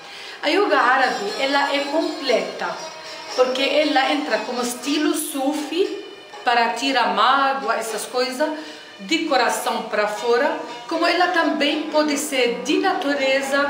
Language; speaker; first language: Portuguese; non-native, fluent; Arabic